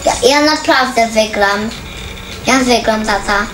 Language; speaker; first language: Polish; early bilingual, heritage; Polish